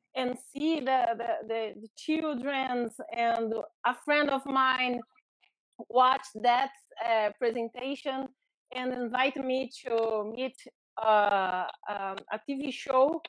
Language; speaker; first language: English; non-native, learner; Portuguese